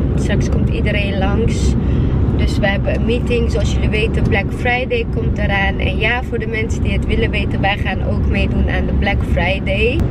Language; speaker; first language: Dutch; non-native, fluent; Chechen